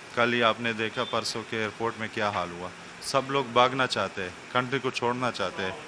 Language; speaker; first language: Hindi; non-native, fluent; Persian